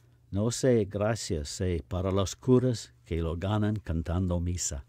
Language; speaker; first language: Spanish; non-native, learner; English